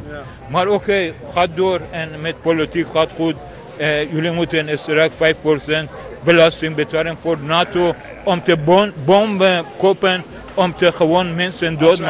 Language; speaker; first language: Dutch; non-native, learner; Persian